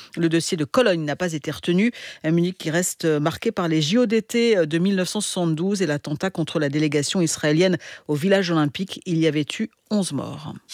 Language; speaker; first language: French; native; French